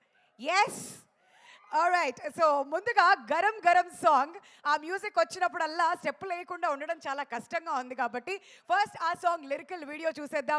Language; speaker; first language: Telugu; native; Telugu